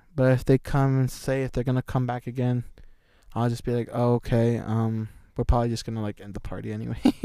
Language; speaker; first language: English; native; English